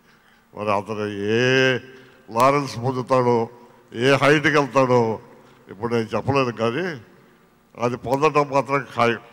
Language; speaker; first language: Telugu; native; Telugu